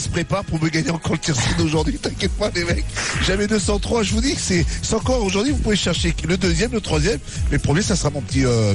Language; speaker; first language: French; native; French